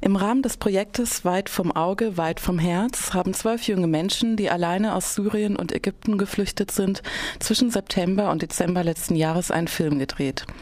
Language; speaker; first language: German; native; German